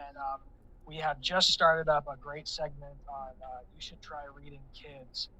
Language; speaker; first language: English; native; English